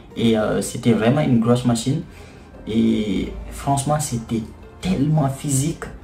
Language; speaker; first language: French; non-native, local second language; Wolof